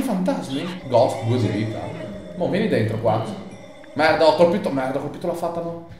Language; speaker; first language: Italian; native; Italian